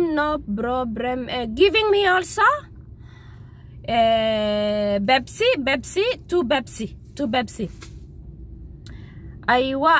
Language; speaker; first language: English; non-native, learner; Arabic